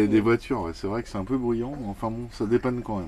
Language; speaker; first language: French; native; French